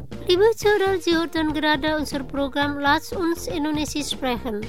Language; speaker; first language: German; non-native, fluent; Indonesian